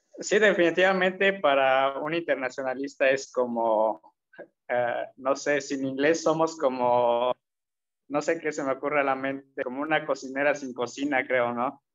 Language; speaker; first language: Spanish; non-native, local second language; Zapotec